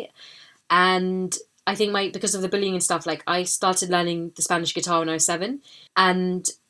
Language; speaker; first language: English; native; English